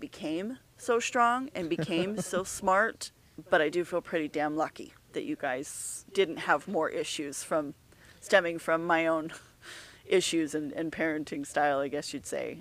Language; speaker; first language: English; native; English